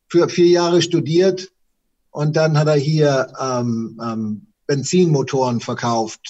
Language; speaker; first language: German; native; German